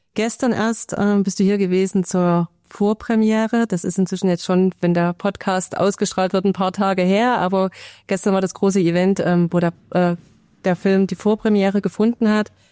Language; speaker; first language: German; native; German